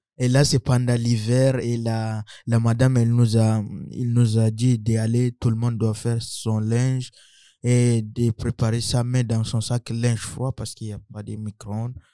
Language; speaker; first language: French; non-native, local second language; Sango